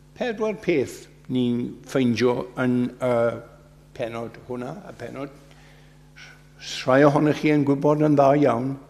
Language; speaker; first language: Welsh; non-native, fluent; English